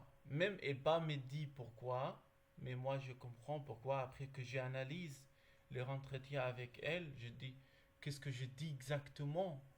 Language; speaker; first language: French; non-native, learner; Arabic